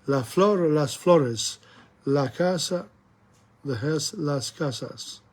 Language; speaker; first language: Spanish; non-native, learner; English